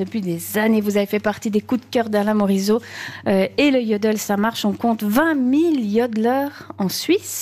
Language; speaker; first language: French; native; French